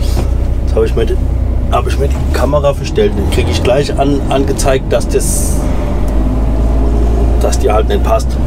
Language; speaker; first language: German; native; German